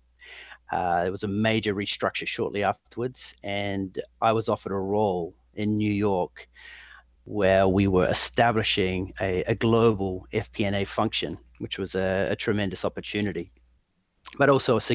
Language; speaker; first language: English; native; English